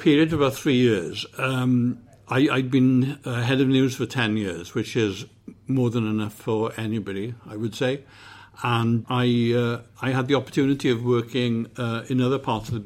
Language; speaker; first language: English; native; English